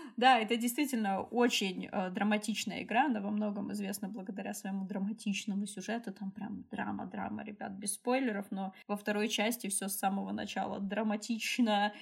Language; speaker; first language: Russian; native; Russian